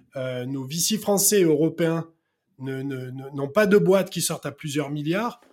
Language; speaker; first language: French; native; French